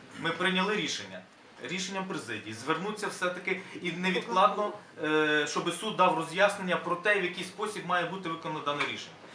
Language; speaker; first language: Ukrainian; native; Ukrainian